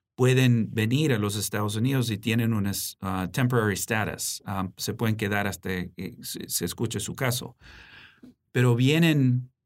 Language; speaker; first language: Spanish; early bilingual, heritage; Spanish